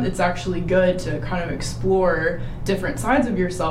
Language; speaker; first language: English; native; English